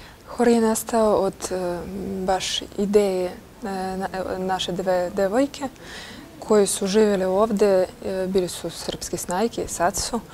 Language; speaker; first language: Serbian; non-native, fluent; Russian